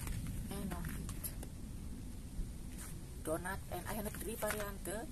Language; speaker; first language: Dutch; non-native, learner; Indonesian